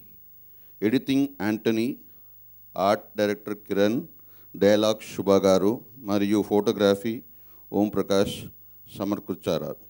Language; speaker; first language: Telugu; native; Telugu